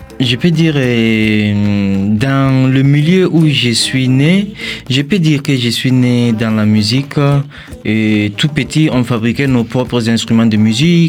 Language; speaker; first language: French; non-native, local second language; Mossi